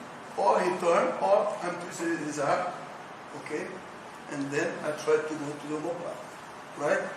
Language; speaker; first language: English; non-native, learner; Portuguese